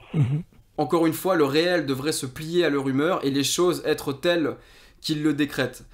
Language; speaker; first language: French; native; French